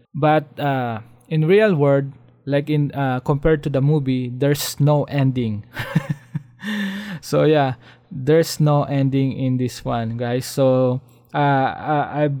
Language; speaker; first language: English; non-native, local second language; Filipino